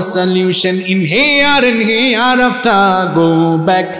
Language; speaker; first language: Bangla; non-native, local second language; Sylheti